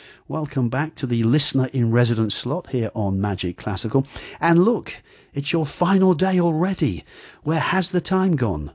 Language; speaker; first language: English; native; English